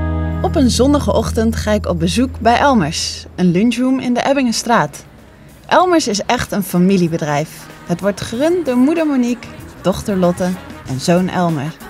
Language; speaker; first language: Dutch; native; Dutch